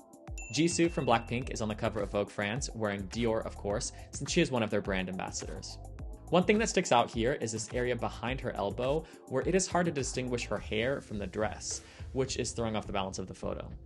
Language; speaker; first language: English; native; English